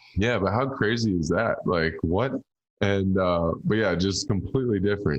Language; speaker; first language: English; native; English